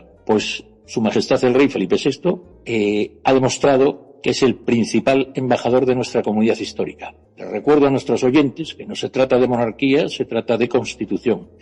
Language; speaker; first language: Spanish; native; Spanish